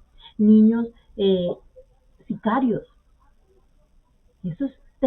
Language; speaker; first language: Spanish; native; Spanish